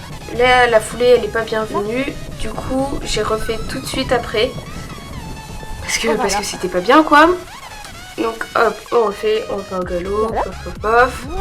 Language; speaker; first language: French; native; French